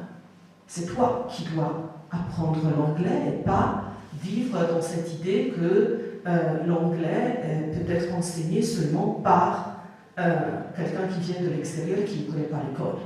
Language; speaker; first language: French; non-native, fluent; Italian